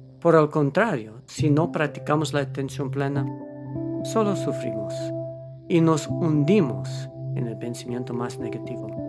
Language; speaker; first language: Spanish; non-native, fluent; English